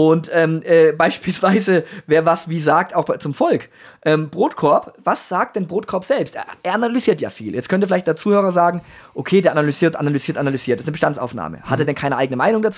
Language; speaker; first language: German; native; German